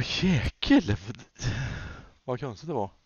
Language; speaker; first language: Swedish; native; Swedish